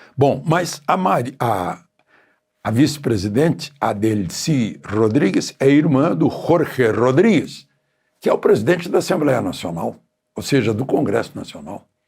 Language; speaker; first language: Portuguese; native; Portuguese